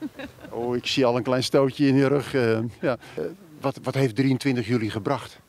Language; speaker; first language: Dutch; native; Dutch